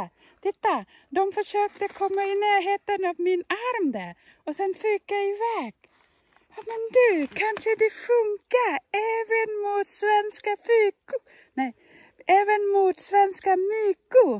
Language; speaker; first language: Swedish; non-native, fluent; Thai